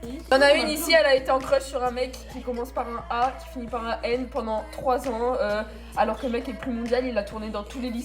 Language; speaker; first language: French; native; French